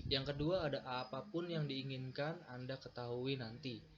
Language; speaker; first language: Indonesian; native; Indonesian